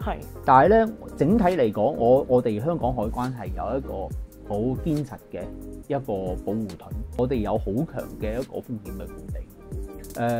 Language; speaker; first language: Cantonese; native; Cantonese